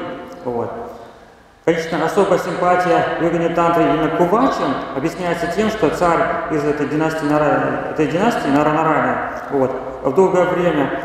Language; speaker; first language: Russian; native; Russian